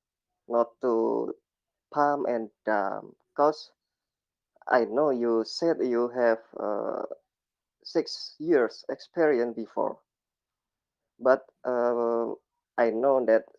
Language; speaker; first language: English; non-native, learner; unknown